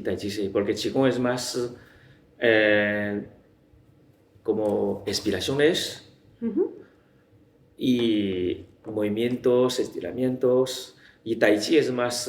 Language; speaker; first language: Spanish; non-native, learner; Chinese